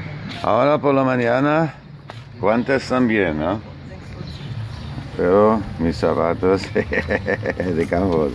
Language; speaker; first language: Spanish; non-native, learner; German